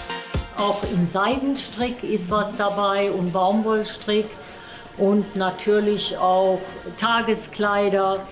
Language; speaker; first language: German; non-native, fluent; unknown